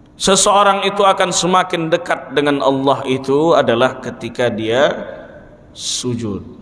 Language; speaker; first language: Malay; non-native, local second language; Banjar